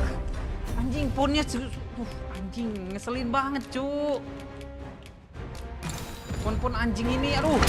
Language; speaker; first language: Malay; non-native, local second language; Sundanese